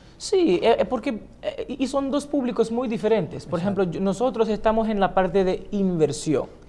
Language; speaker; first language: Spanish; non-native, fluent; Haitian Creole